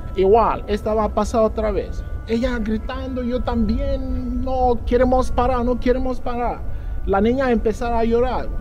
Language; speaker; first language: Spanish; non-native, learner; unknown